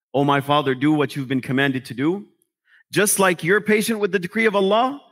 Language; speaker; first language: English; native; English